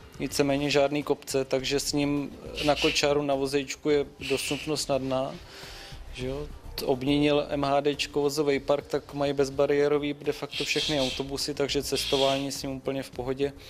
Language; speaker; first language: Czech; native; Czech